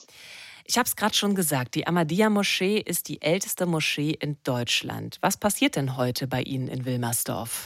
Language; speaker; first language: German; native; German